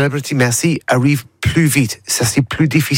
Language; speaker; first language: French; non-native, learner; English